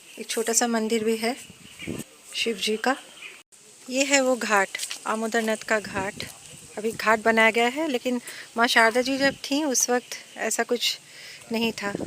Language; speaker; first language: Hindi; non-native, local second language; Bangla